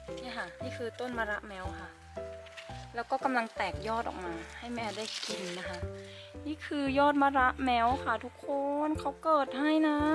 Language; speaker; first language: Thai; native; Thai